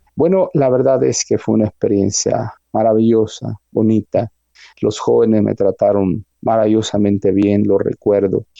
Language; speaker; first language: Spanish; native; Spanish